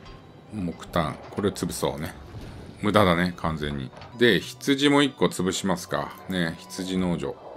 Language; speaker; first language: Japanese; native; Japanese